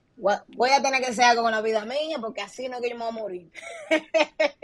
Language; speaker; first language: Spanish; early bilingual, other home language; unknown